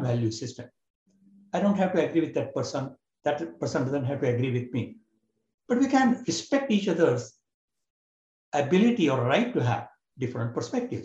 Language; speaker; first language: English; non-native, local second language; Marathi